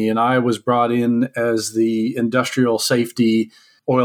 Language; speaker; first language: English; native; English